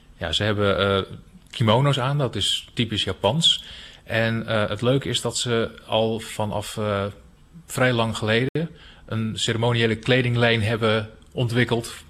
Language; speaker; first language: Dutch; native; Dutch